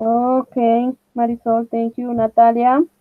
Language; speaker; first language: English; non-native, learner; Spanish